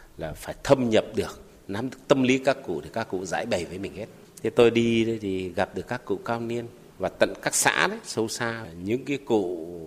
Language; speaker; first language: Vietnamese; non-native, local second language; Tày